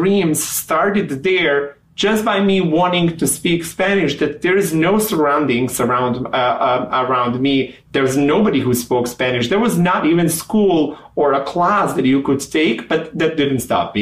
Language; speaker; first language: English; non-native, fluent; Serbian